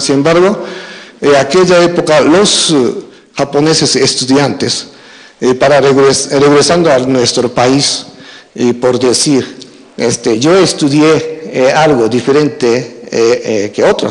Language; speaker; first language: Spanish; non-native, fluent; Japanese